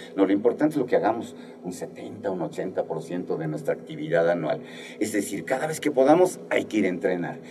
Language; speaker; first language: Spanish; native; Spanish